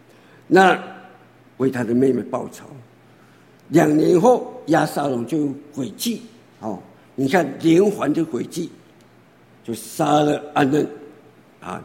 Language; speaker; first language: Chinese; native; Chinese